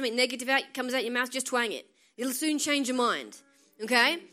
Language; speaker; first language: English; native; English